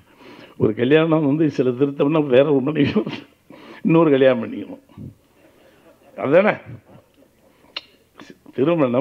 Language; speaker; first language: Tamil; native; Tamil